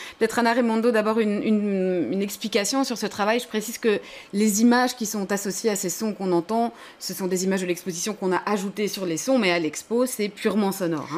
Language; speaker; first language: French; native; French